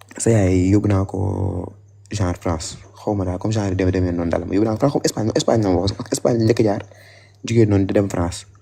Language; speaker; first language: Wolof; native; Wolof